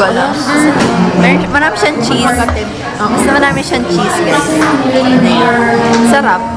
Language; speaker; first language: Filipino; native; Filipino